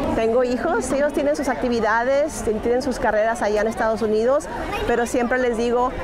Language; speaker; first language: Spanish; early bilingual, heritage; Spanish